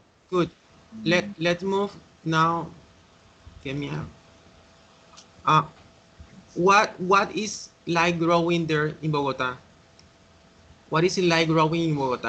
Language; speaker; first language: English; non-native, learner; Spanish